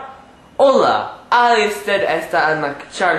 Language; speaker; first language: Spanish; non-native, learner; English